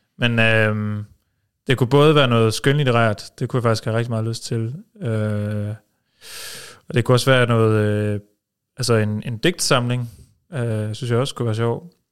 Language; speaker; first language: Danish; early bilingual, heritage; Danish